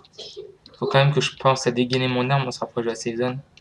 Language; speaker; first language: French; native; French